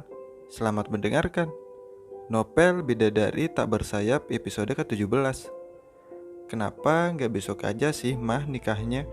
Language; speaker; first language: Indonesian; native; Indonesian